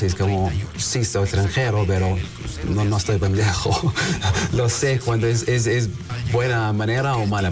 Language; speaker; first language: Spanish; non-native, learner; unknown